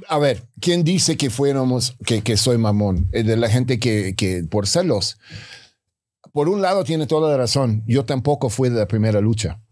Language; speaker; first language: Spanish; non-native, fluent; English